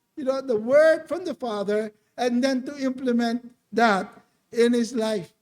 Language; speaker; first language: English; non-native, local second language; Filipino